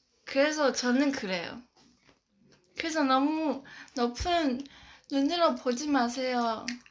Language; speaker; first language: Korean; non-native, local second language; Chinese